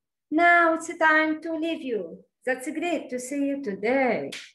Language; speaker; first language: English; non-native, learner; Arabic